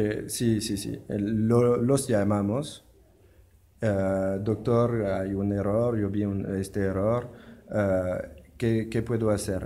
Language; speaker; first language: Spanish; non-native, learner; French